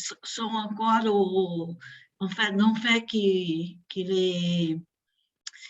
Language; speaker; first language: French; non-native, fluent; Portuguese